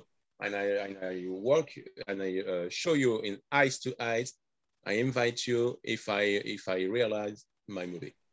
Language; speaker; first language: English; non-native, learner; French